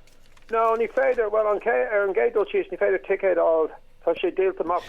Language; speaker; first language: Irish; non-native, local second language; English